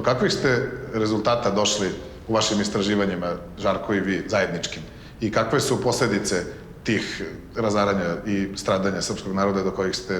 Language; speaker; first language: Bosnian; native; Bosnian